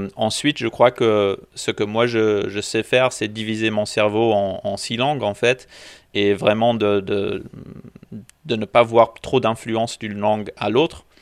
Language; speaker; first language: French; non-native, local second language; English